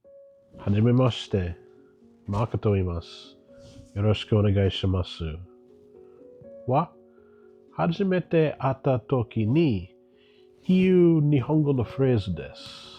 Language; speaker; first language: Japanese; non-native, learner; English